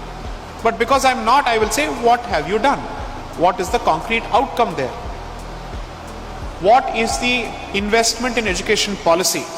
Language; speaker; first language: English; non-native, local second language; Tamil